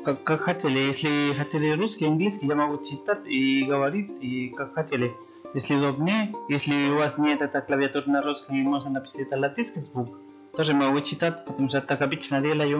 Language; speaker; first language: Russian; non-native, learner; Spanish